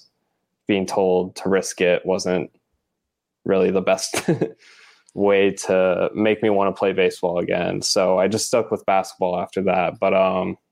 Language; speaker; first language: English; native; English